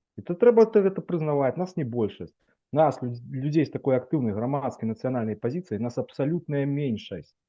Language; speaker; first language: Belarusian; non-native, local second language; Russian